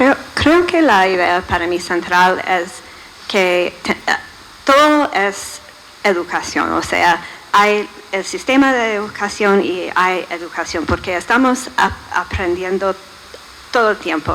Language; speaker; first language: Spanish; non-native, fluent; English